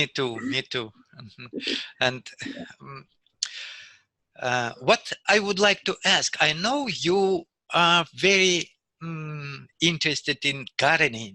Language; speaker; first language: English; non-native, learner; Russian